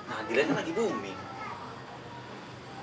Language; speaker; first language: Indonesian; native; Indonesian